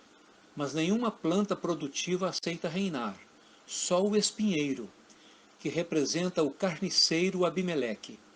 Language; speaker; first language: Portuguese; native; Portuguese